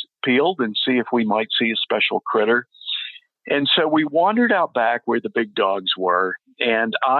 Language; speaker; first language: English; native; English